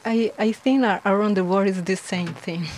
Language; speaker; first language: English; non-native, learner; Spanish